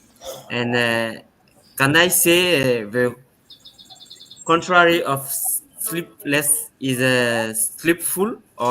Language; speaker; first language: English; non-native, learner; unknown